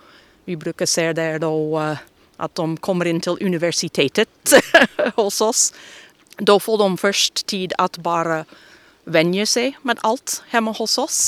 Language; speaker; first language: Swedish; non-native, fluent; English